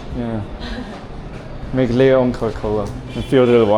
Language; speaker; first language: English; non-native, learner; Chinese